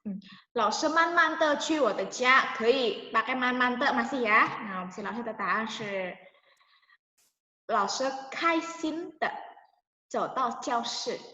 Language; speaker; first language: Chinese; non-native, fluent; Indonesian